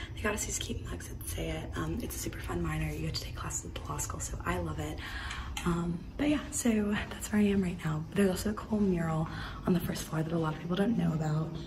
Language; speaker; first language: English; native; English